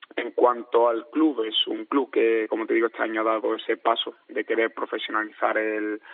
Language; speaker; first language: Spanish; native; Spanish